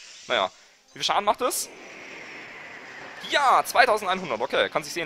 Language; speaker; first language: German; native; German